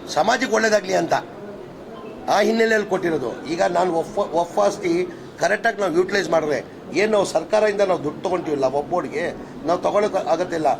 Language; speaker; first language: Kannada; non-native, local second language; Urdu